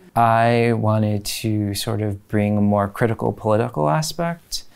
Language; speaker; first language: English; native; English